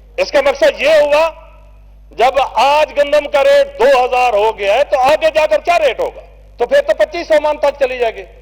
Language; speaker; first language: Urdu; non-native, local second language; Saraiki